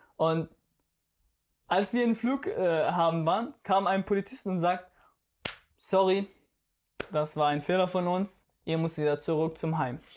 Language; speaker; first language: German; non-native, fluent; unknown